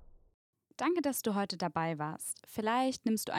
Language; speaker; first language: German; native; German